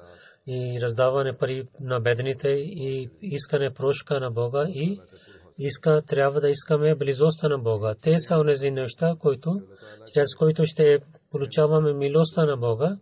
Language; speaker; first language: Bulgarian; non-native, learner; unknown